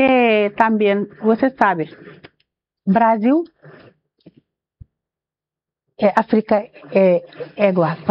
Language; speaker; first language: Portuguese; non-native, learner; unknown